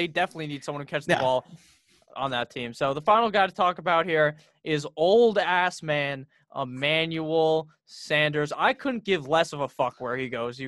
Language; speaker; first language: English; native; English